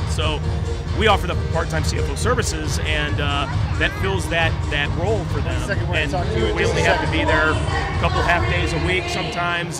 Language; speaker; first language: English; native; English